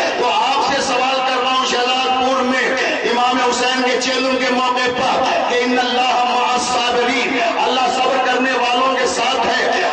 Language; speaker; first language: Urdu; native; Urdu